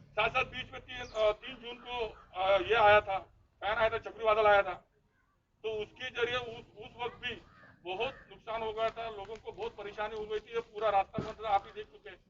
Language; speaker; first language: Hindi; non-native, local second language; Marathi